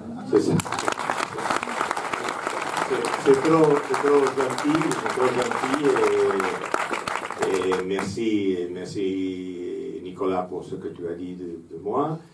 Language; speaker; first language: French; non-native, fluent; Italian